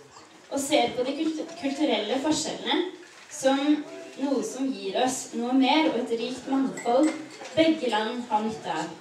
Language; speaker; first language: Norwegian; non-native, learner; French